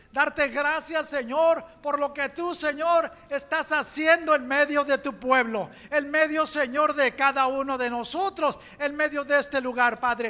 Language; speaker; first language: Spanish; native; Spanish